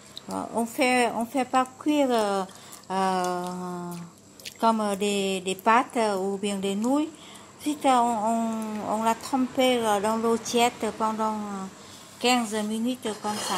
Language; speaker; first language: French; non-native, learner; Vietnamese